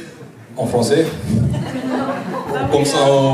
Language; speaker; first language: French; non-native, fluent; Tamil